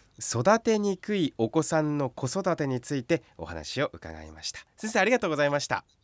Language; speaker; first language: Japanese; native; Japanese